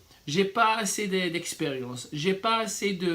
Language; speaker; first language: French; non-native, fluent; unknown